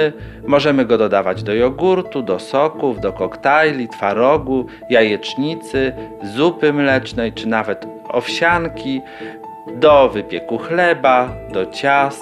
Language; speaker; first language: Polish; native; Polish